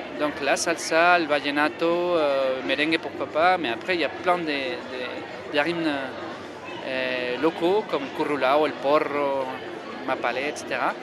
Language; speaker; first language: French; non-native, fluent; Spanish